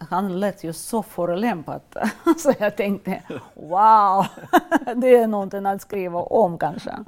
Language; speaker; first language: Swedish; non-native, fluent; Russian